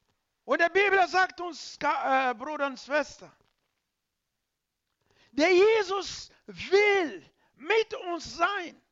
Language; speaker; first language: German; non-native, learner; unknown